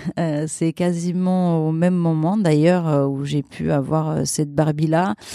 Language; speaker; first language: French; early bilingual, other home language; Portuguese